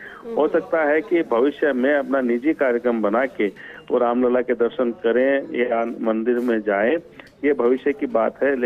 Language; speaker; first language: Hindi; native; Hindi